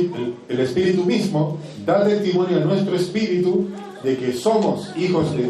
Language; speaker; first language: Spanish; native; Spanish